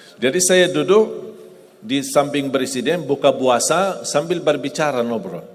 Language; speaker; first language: Indonesian; non-native, fluent; Arabic